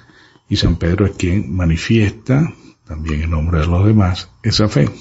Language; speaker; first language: Spanish; native; Spanish